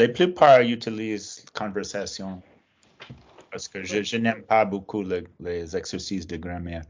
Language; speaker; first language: French; non-native, learner; English